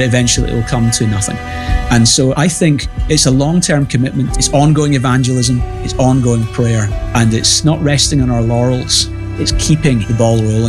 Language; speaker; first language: English; native; English